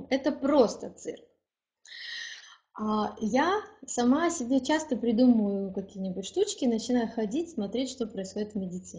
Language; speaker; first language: Russian; native; Russian